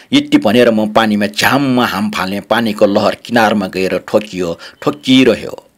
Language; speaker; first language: Nepali; native; Nepali